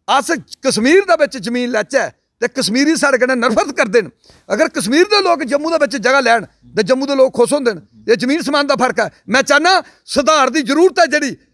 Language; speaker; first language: Punjabi; non-native, local second language; Dogri